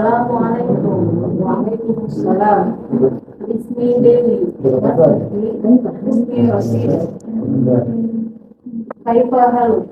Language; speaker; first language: Arabic; non-native, learner; Indonesian